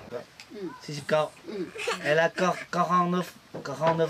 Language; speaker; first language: French; non-native, learner; Lao